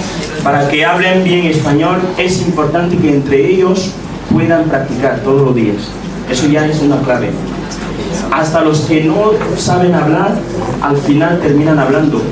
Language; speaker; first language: Spanish; non-native, fluent; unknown